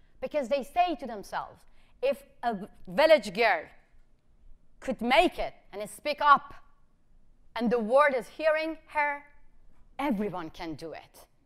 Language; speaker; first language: English; non-native, fluent; Persian